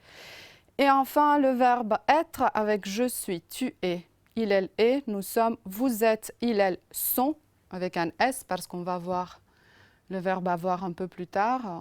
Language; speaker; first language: French; non-native, fluent; Romanian